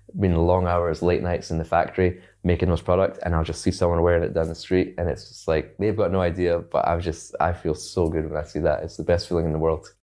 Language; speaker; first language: English; native; English